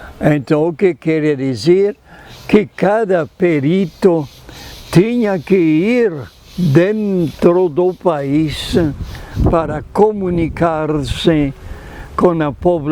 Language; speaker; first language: Portuguese; non-native, fluent; French